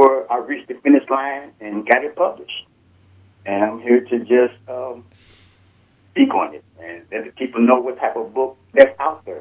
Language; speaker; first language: English; native; English